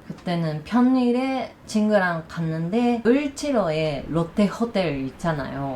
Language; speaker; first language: Korean; non-native, learner; Japanese